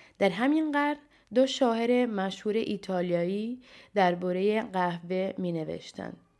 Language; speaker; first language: Persian; non-native, fluent; Italian